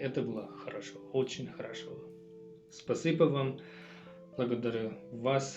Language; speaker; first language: Russian; non-native, learner; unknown